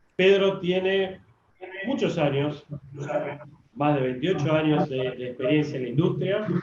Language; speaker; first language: Spanish; native; Spanish